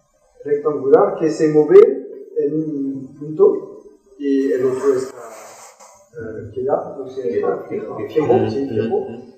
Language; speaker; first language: Spanish; non-native, learner; French